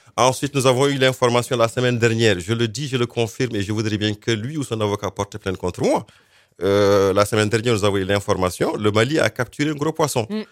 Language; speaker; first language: French; non-native, local second language; Fula